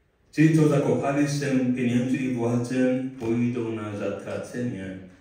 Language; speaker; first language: Polish; non-native, fluent; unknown